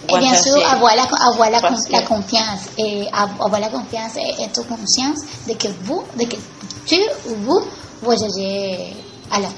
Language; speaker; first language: French; non-native, learner; Spanish